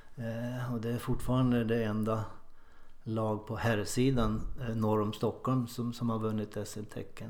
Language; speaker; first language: Swedish; native; Swedish